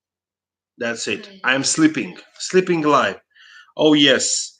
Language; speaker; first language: English; non-native, fluent; Russian